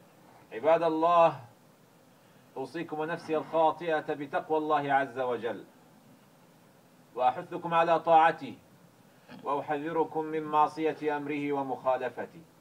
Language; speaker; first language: Arabic; native; Arabic